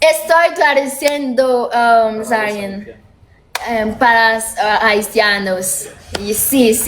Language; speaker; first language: Spanish; non-native, learner; Haitian Creole